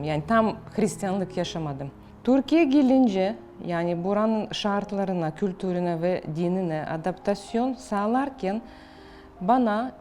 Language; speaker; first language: Turkish; non-native, fluent; Russian